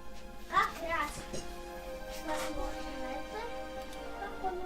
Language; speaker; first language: Russian; early bilingual, other home language; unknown